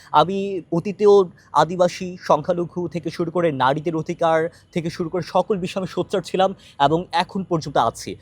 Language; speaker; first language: Bangla; non-native, local second language; Chakma